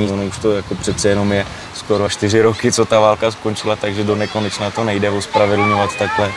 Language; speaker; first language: Czech; native; Czech